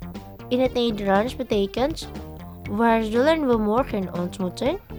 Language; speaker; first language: Dutch; non-native, learner; Indonesian